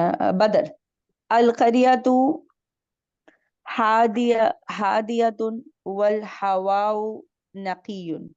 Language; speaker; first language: Arabic; non-native, learner; Hindi